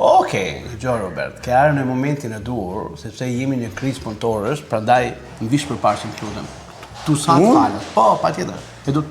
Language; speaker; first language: Albanian; native; Albanian